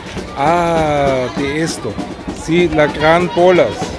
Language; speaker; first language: Spanish; non-native, learner; German